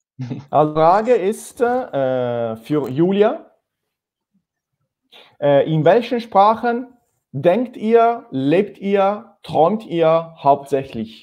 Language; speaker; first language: German; non-native, fluent; Italian